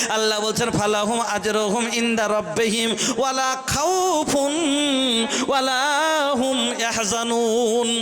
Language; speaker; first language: Bangla; non-native, local second language; Bhojpuri